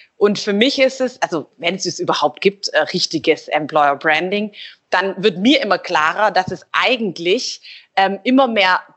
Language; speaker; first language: German; native; German